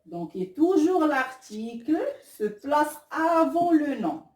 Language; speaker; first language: French; non-native, local second language; Arabic